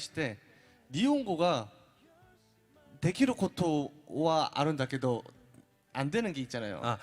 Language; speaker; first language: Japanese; non-native, learner; Korean